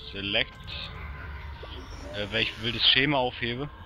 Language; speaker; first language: German; native; German